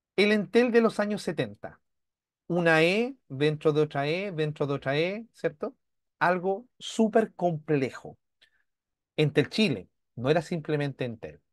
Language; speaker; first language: Spanish; native; Spanish